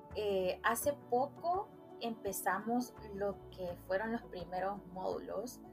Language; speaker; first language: Spanish; native; Spanish